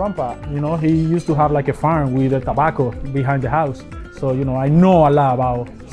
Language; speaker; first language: English; non-native, fluent; Spanish